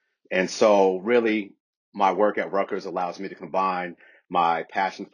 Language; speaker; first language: English; native; English